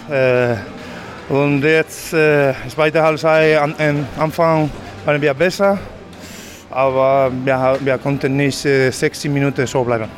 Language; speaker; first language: German; non-native, fluent; Spanish